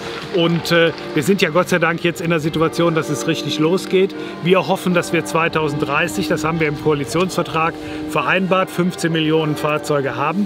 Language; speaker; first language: German; native; German